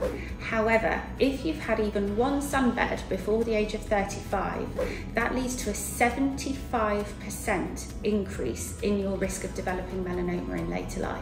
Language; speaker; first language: English; native; English